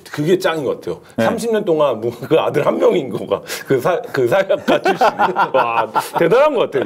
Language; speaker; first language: Korean; native; Korean